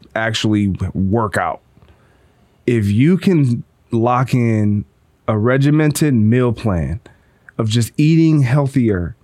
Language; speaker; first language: English; native; English